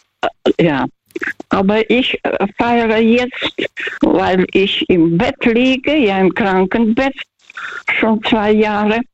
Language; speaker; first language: German; non-native, fluent; Russian